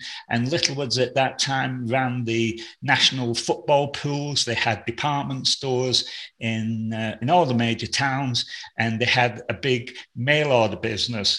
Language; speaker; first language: English; native; English